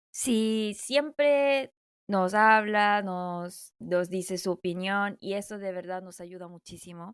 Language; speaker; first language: Spanish; non-native, fluent; Korean